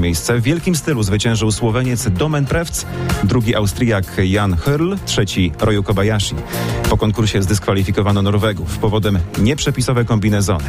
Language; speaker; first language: Polish; native; Polish